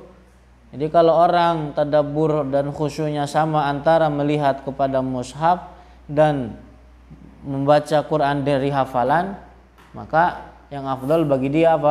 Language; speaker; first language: Indonesian; native; Indonesian